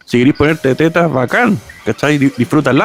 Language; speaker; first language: Spanish; native; Spanish